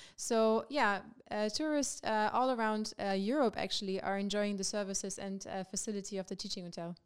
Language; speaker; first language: English; non-native, fluent; German